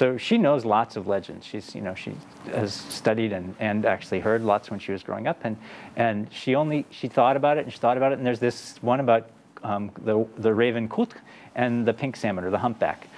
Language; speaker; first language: English; native; English